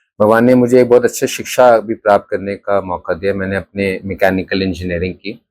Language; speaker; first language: Hindi; native; Hindi